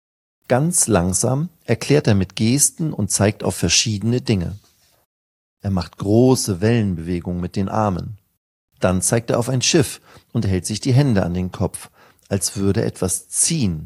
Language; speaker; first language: German; native; German